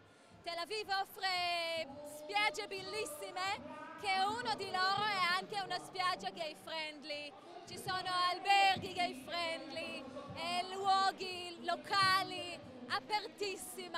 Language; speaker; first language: Italian; non-native, fluent; Hebrew